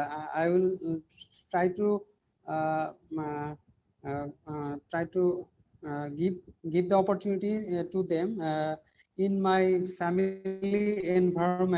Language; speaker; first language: English; non-native, learner; Bangla